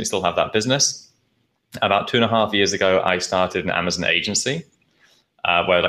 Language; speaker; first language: English; native; English